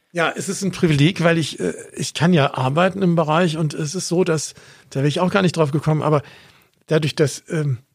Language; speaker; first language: German; native; German